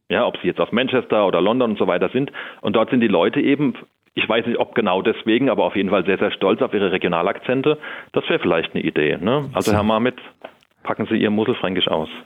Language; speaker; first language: German; native; German